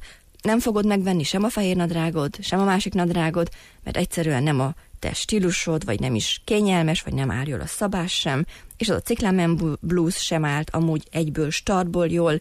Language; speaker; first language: Hungarian; native; Hungarian